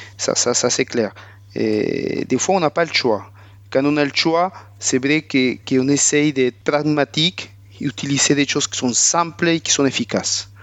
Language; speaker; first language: French; non-native, fluent; Spanish